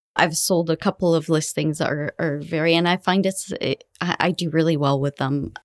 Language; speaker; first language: English; early bilingual, other home language; Arabic